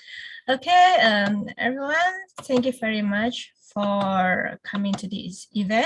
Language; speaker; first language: English; non-native, fluent; Indonesian